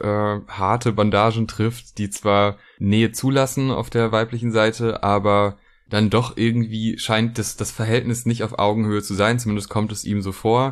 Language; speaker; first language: German; native; German